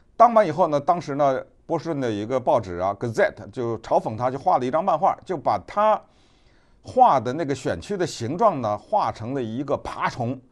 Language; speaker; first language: Chinese; native; Chinese